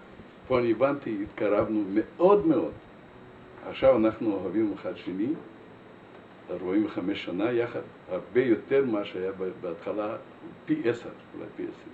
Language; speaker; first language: Hebrew; non-native, fluent; Russian